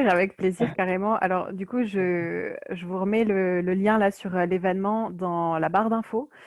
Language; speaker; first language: French; native; French